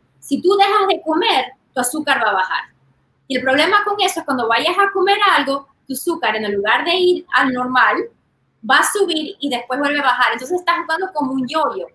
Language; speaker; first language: Spanish; early bilingual, heritage; Spanish